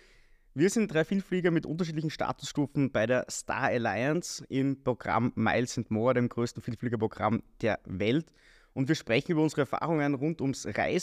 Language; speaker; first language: German; native; German